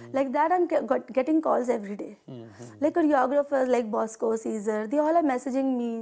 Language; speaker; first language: Hindi; non-native, local second language; Urdu